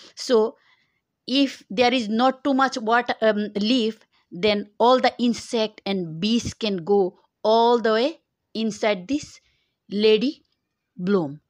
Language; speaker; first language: English; non-native, local second language; Bangla